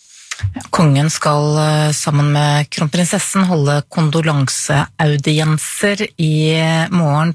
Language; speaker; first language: Norwegian; native; Norwegian